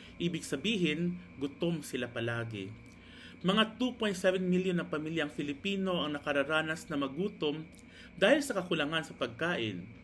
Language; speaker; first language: Filipino; non-native, local second language; Hiligaynon